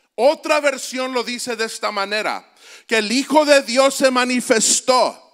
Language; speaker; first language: Spanish; native; Spanish